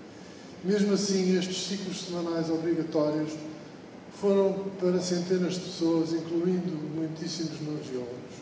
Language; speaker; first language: Portuguese; native; Portuguese